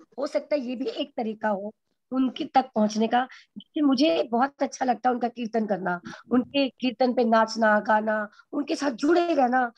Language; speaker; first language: Hindi; native; Hindi